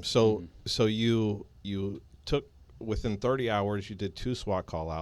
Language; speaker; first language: English; native; English